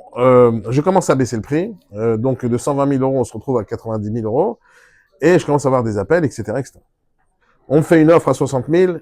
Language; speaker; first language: French; non-native, fluent; Hebrew